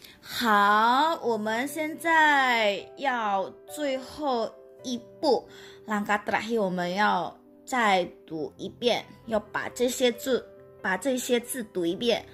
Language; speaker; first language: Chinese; non-native, fluent; Indonesian